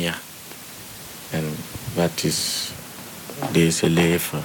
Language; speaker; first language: Dutch; non-native, learner; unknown